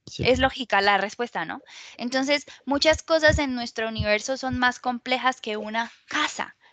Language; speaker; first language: Spanish; native; Spanish